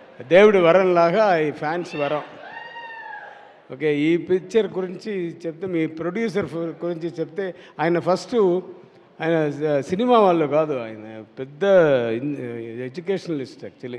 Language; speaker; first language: Telugu; non-native, learner; Tamil